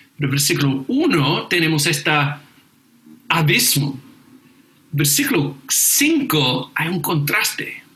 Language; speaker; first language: Spanish; non-native, fluent; English